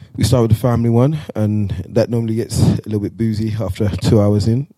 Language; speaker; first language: English; native; English